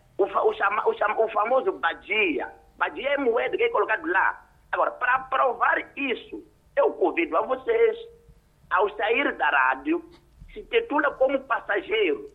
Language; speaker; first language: Portuguese; non-native, local second language; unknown